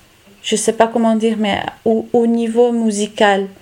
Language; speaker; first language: French; non-native, fluent; Italian